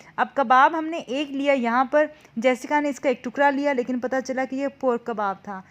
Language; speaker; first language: Urdu; native; Urdu